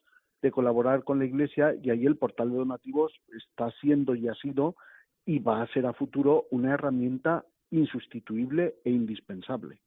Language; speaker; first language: Spanish; native; Spanish